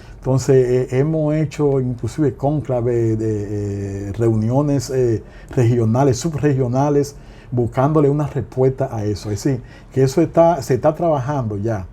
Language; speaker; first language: Spanish; native; Spanish